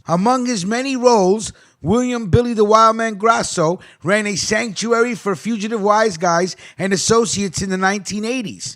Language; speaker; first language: English; native; English